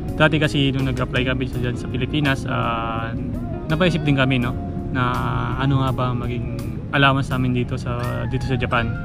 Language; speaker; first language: Filipino; native; Filipino